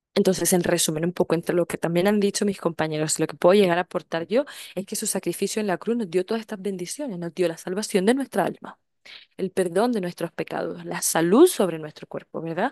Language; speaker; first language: Spanish; native; Spanish